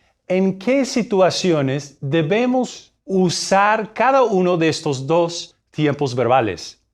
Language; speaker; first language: Spanish; non-native, fluent; English